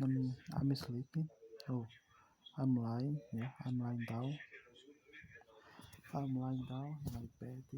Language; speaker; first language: English; non-native, learner; Portuguese